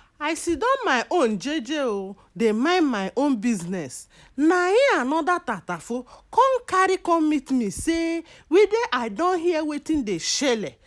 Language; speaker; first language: Nigerian Pidgin; native; Nigerian Pidgin